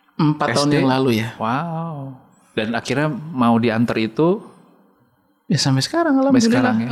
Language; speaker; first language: Indonesian; native; Indonesian